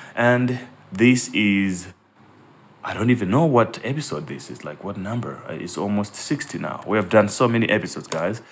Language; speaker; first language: English; non-native, local second language; Nyanja